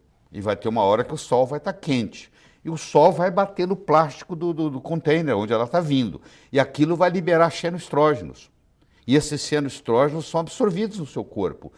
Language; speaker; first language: Portuguese; native; Portuguese